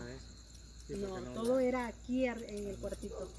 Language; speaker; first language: Spanish; native; Spanish